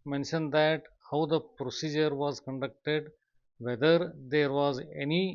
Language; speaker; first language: English; non-native, local second language; Kannada